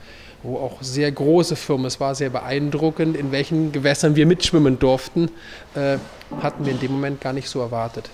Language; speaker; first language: German; native; German